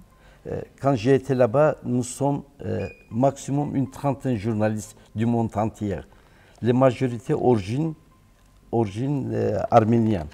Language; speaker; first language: French; non-native, learner; Turkish